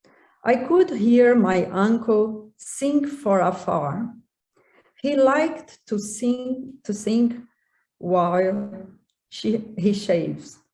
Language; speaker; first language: English; non-native, learner; Portuguese